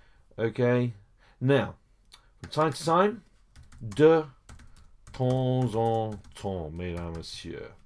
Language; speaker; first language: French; non-native, fluent; English